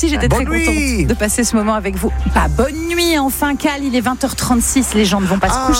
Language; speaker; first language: French; native; French